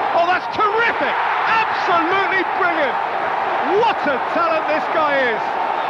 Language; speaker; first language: English; early bilingual, other home language; French